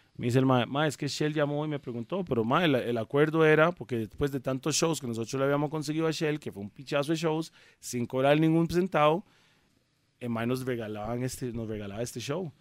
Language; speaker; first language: Spanish; early bilingual, other home language; English